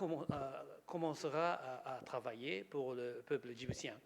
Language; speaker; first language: French; non-native, learner; Japanese